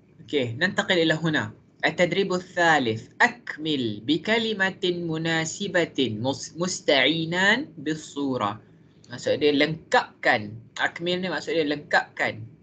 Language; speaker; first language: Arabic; non-native, fluent; Malay